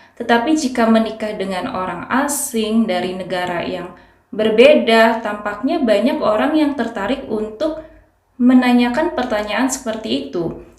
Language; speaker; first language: Indonesian; native; Indonesian